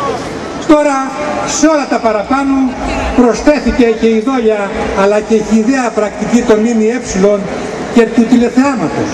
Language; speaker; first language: Greek; native; Greek